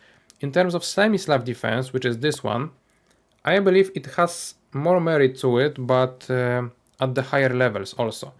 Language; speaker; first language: English; non-native, fluent; Polish